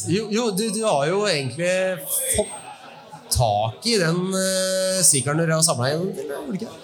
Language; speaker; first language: Norwegian; native; Norwegian